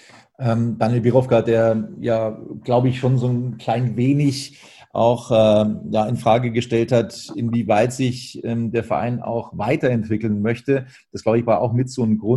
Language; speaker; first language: German; native; German